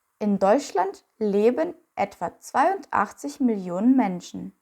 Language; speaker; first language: German; non-native, fluent; Ukrainian